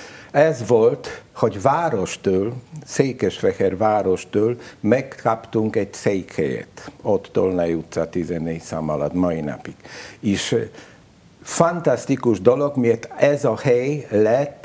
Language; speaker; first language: Hungarian; non-native, learner; Polish